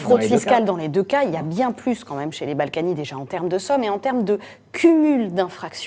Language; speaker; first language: French; native; French